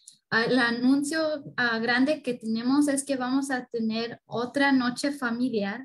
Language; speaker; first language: Spanish; early bilingual, heritage; Spanish